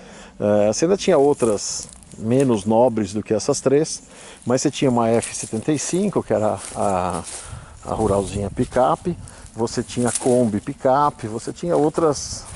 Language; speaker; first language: Portuguese; native; Portuguese